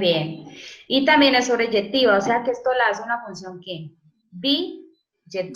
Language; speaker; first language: Spanish; native; Spanish